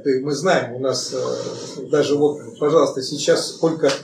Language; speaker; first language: Russian; native; Russian